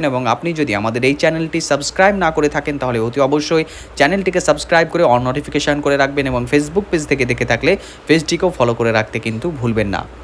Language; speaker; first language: Bangla; native; Bangla